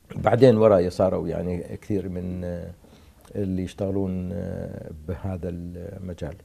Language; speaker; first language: Arabic; native; Arabic